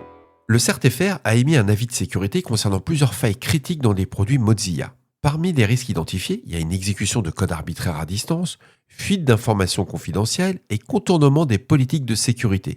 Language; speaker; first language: French; native; French